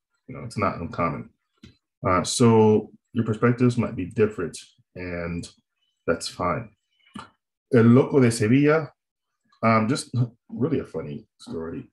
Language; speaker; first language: English; native; English